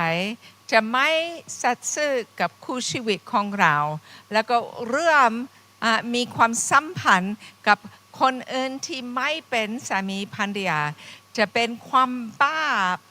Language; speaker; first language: Thai; non-native, fluent; English